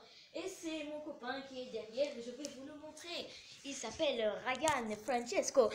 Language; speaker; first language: French; native; French